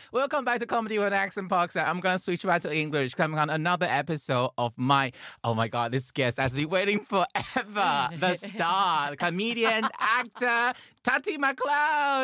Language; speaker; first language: English; non-native, fluent; Chinese